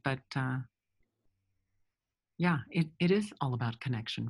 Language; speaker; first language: English; early bilingual, other home language; French